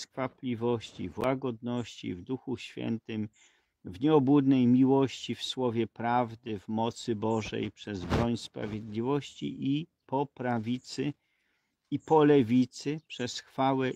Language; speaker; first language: Polish; native; Polish